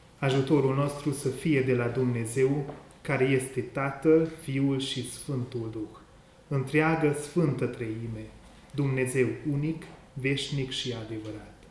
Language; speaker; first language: Romanian; non-native, local second language; Hungarian